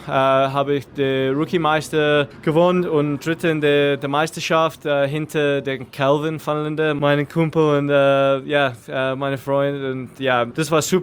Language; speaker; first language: German; non-native, learner; English